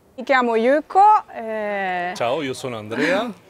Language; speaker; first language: Italian; non-native, fluent; Lithuanian